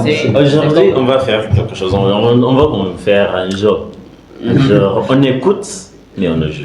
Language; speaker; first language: French; non-native, learner; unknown